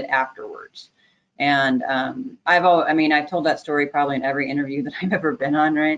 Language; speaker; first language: English; native; English